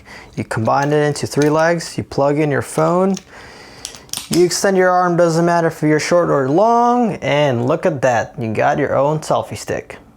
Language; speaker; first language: English; native; English